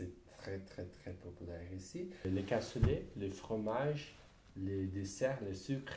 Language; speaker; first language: French; non-native, learner; Portuguese